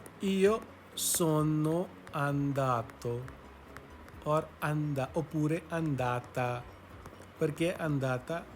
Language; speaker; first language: Italian; non-native, learner; English